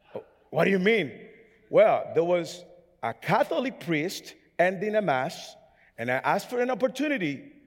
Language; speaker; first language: English; non-native, fluent; Spanish